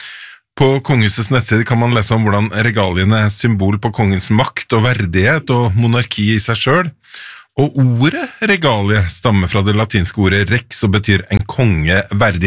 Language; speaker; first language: Norwegian; native; Norwegian